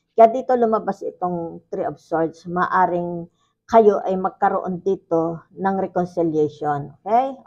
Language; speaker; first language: Filipino; native; Filipino